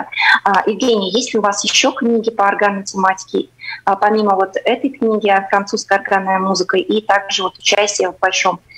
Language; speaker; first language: Russian; native; Russian